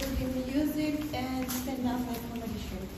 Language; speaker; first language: English; non-native, fluent; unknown